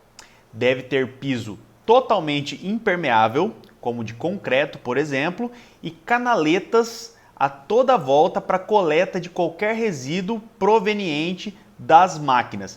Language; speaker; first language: Portuguese; native; Portuguese